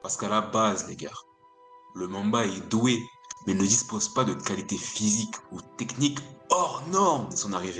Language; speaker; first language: French; native; French